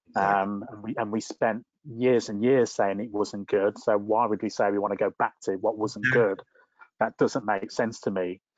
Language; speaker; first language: English; native; English